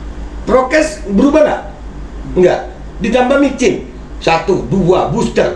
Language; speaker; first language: Indonesian; native; Indonesian